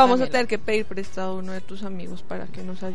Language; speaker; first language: Spanish; native; Spanish